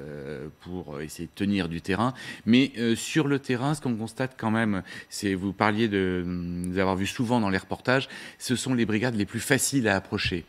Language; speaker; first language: French; native; French